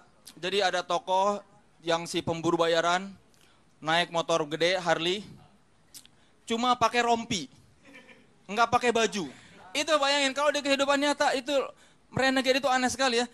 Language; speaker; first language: Indonesian; native; Indonesian